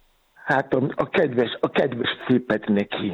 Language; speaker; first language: Hungarian; non-native, fluent; Yoruba